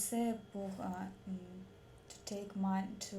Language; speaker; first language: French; non-native, learner; Russian